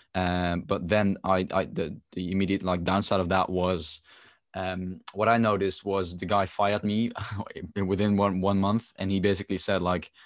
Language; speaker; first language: English; non-native, fluent; Dutch